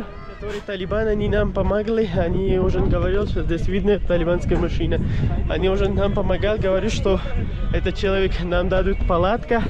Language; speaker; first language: Russian; non-native, learner; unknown